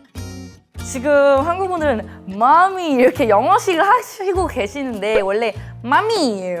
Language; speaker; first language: Korean; non-native, fluent; Thai